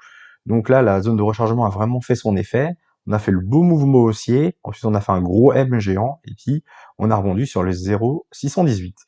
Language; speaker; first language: French; native; French